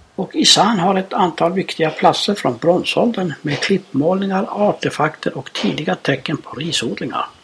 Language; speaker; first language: Swedish; native; Swedish